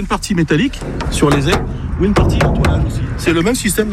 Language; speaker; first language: French; native; French